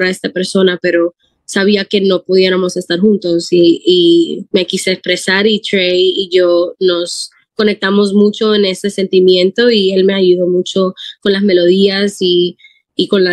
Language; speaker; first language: Spanish; early bilingual, heritage; Spanish